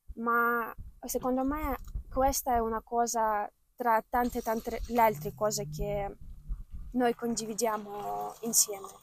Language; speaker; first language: Italian; non-native, fluent; Ukrainian